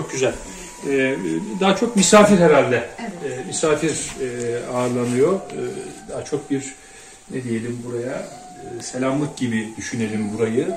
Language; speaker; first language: Turkish; native; Turkish